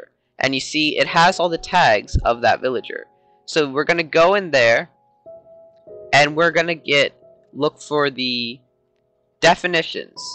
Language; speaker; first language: English; native; English